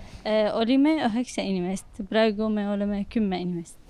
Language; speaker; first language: Estonian; non-native, learner; Arabic